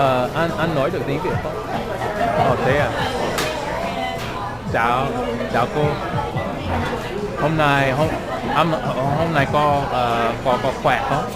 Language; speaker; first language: Vietnamese; non-native, learner; English